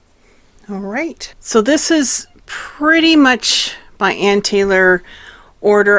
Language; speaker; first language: English; native; English